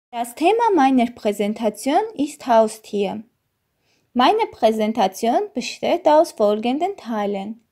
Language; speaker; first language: German; non-native, learner; Armenian